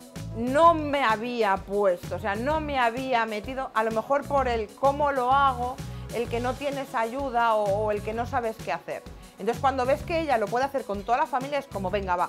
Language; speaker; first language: Spanish; native; Spanish